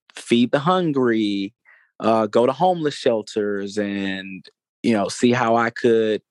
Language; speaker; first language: English; native; English